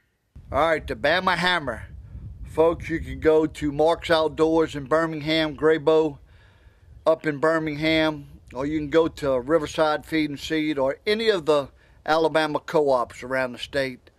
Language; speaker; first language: English; native; English